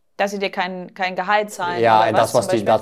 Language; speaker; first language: German; native; German